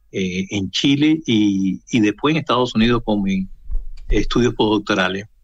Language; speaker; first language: Spanish; native; Spanish